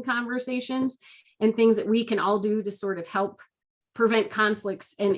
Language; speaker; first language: English; native; English